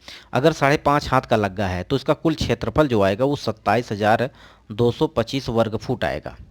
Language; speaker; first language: Hindi; native; Hindi